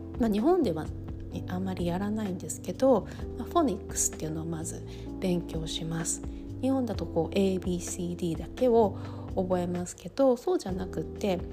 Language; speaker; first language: Japanese; native; Japanese